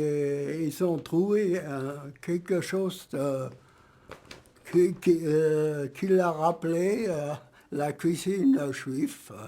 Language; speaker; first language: French; early bilingual, other home language; German